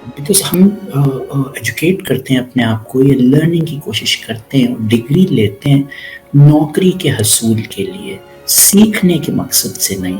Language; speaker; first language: Urdu; native; Urdu